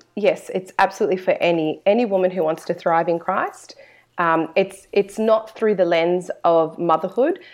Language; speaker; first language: English; native; English